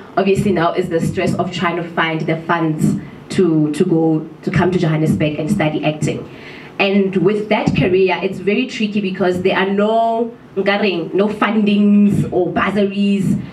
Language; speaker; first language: English; non-native, local second language; Southern Sotho